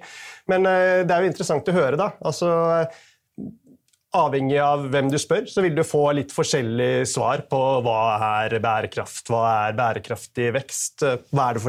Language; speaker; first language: Norwegian; native; Norwegian